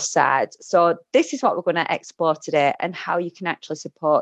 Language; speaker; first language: English; native; English